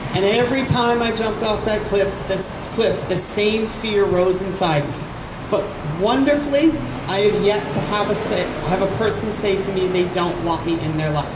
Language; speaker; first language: English; native; English